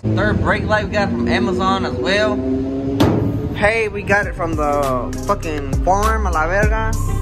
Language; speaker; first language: English; early bilingual, other home language; Spanish